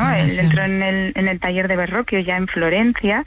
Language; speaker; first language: Spanish; native; Spanish